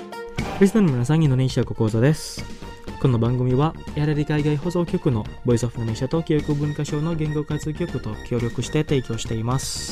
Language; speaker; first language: Japanese; non-native, fluent; Indonesian